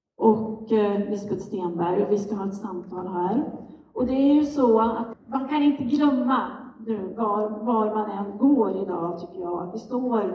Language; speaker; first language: Swedish; native; Swedish